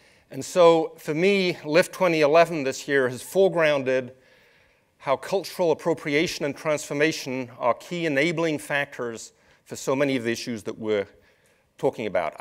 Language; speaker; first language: English; native; English